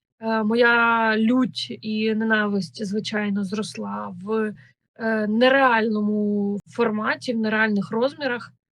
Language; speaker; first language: Ukrainian; native; Ukrainian